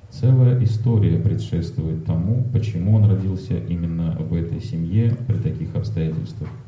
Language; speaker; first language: Russian; native; Russian